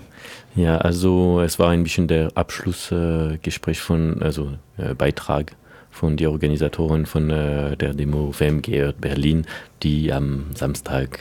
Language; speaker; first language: German; non-native, fluent; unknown